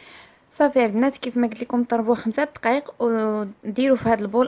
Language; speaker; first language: Arabic; native; Arabic